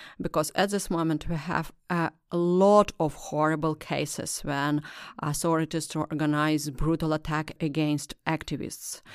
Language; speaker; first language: English; non-native, learner; Russian